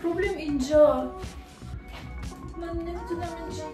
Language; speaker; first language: Persian; non-native, learner; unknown